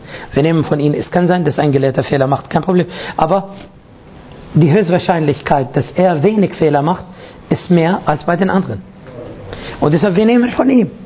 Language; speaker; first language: German; non-native, fluent; Arabic